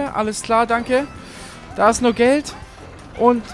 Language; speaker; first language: German; native; German